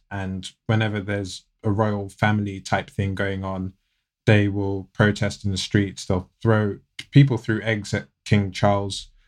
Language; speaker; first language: English; native; English